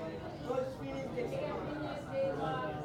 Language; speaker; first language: Spanish; non-native, learner; English